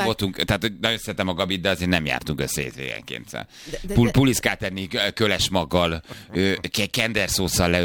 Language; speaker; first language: Hungarian; native; Hungarian